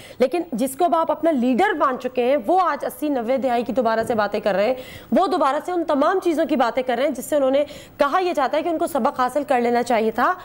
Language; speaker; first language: Urdu; native; Urdu